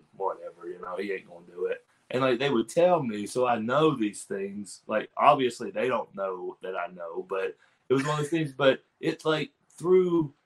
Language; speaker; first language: English; native; English